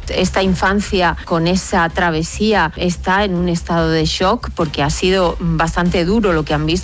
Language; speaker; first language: Spanish; native; Spanish